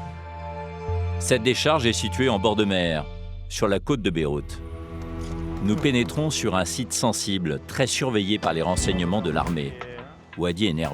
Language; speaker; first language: French; native; French